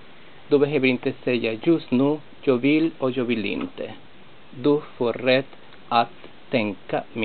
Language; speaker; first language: Swedish; non-native, fluent; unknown